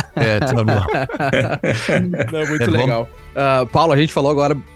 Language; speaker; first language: Portuguese; native; Portuguese